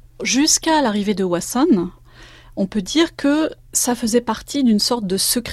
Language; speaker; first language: French; native; French